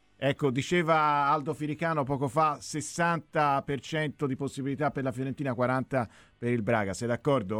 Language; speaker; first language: Italian; native; Italian